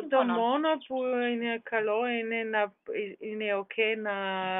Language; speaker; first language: Greek; non-native, learner; German